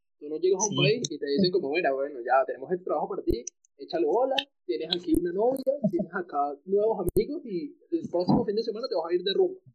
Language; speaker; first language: Spanish; native; Spanish